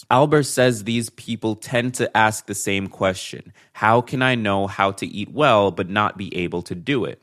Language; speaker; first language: English; native; English